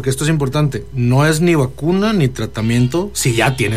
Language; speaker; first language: Spanish; native; Spanish